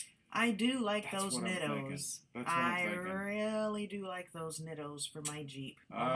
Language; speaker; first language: English; native; English